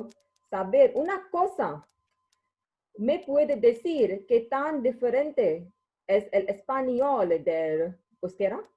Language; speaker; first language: Spanish; non-native, learner; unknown